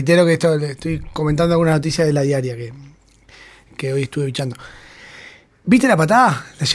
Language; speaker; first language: Spanish; native; Spanish